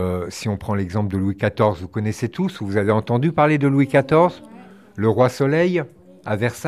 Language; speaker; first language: French; native; French